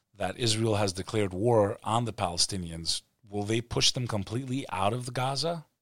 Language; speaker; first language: English; native; English